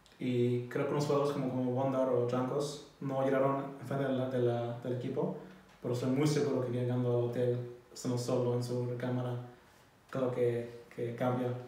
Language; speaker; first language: Spanish; non-native, learner; German